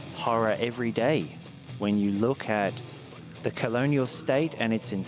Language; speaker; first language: English; native; English